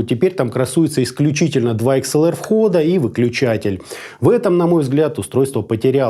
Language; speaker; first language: Russian; native; Russian